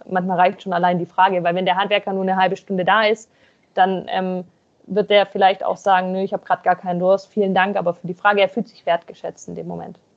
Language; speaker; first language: German; native; German